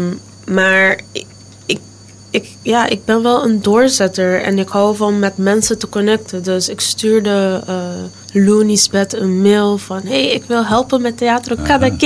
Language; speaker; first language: Dutch; non-native, local second language; Papiamento